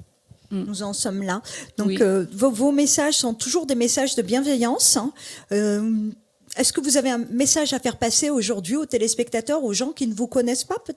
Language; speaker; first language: French; native; French